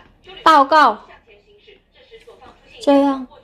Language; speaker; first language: Chinese; non-native, learner; Javanese